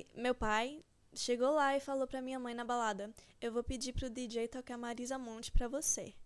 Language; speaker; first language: Portuguese; early bilingual, heritage; Portuguese